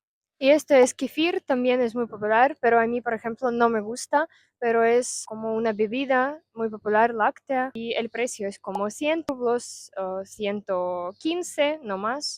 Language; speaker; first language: Spanish; non-native, fluent; Russian